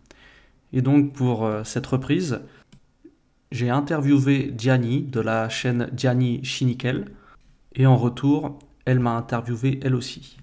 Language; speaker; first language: French; native; French